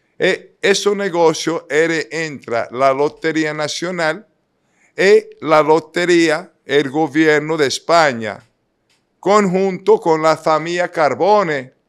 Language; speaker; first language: Spanish; non-native, fluent; English